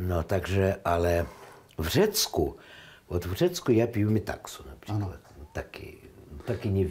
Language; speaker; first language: Czech; non-native, learner; Russian